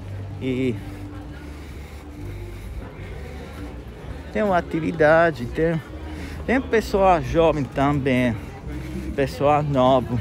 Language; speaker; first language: Portuguese; non-native, fluent; Italian